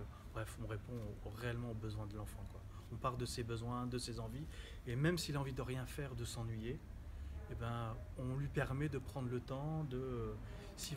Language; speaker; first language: French; native; French